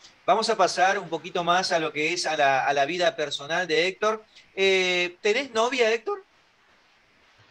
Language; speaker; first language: Spanish; native; Spanish